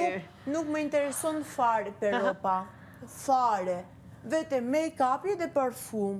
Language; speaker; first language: Albanian; early bilingual, heritage; Albanian